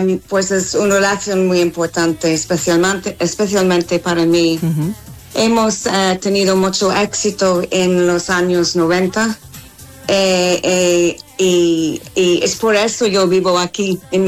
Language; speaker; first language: Spanish; non-native, learner; English